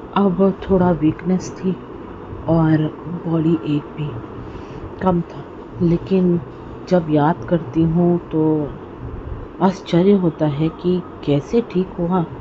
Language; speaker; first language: Hindi; non-native, local second language; Punjabi